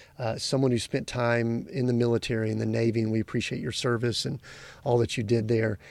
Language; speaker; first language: English; native; English